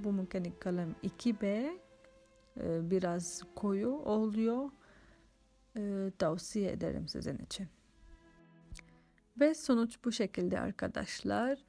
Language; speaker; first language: Turkish; non-native, fluent; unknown